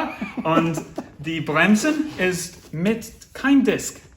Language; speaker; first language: German; non-native, learner; English